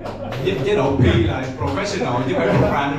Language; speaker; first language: Vietnamese; native; Vietnamese